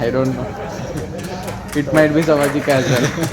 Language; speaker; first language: English; non-native, local second language; Telugu